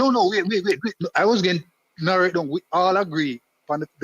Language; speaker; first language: English; non-native, local second language; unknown